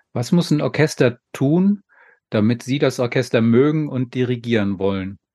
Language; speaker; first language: German; native; German